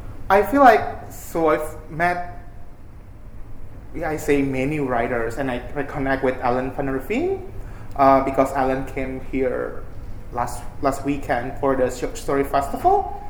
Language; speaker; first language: English; non-native, fluent; Indonesian